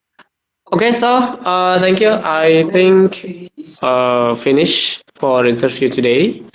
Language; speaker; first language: English; non-native, learner; Indonesian